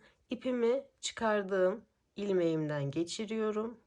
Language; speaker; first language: Turkish; native; Turkish